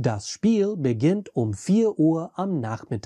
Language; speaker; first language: German; non-native, fluent; English